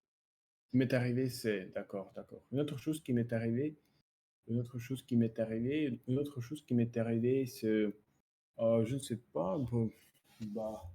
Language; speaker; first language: French; non-native, learner; Russian